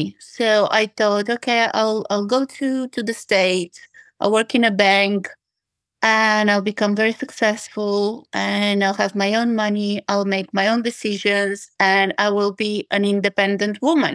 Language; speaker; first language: English; non-native, fluent; Bulgarian